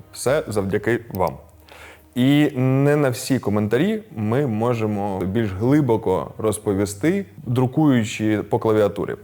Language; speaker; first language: Ukrainian; non-native, local second language; Russian